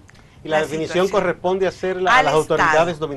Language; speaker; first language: Spanish; native; Spanish